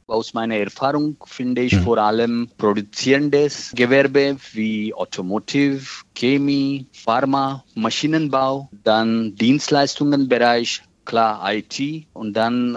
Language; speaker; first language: German; non-native, fluent; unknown